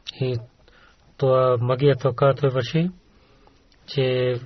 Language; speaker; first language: Bulgarian; non-native, learner; Urdu